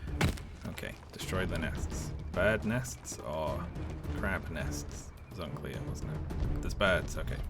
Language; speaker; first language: English; native; English